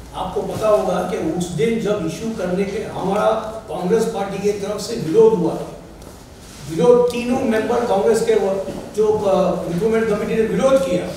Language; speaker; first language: Hindi; non-native, local second language; Marathi